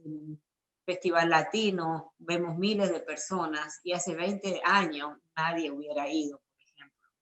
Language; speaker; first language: Spanish; native; Spanish